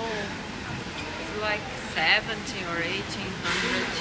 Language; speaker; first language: English; non-native, learner; Portuguese